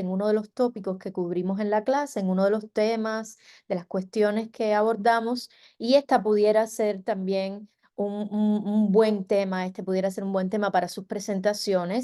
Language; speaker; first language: Spanish; native; Spanish